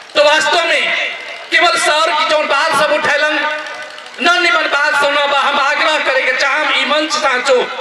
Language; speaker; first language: Bhojpuri; non-native, local second language; Dangaura Tharu